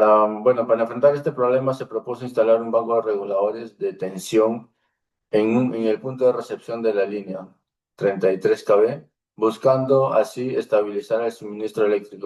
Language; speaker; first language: Spanish; native; Spanish